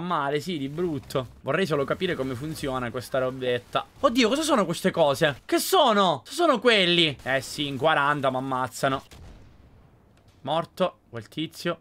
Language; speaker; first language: Italian; native; Italian